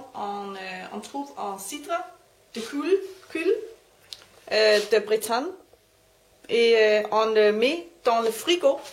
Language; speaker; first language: French; non-native, learner; Danish